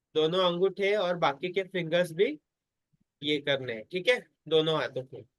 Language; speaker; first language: Hindi; non-native, local second language; Marathi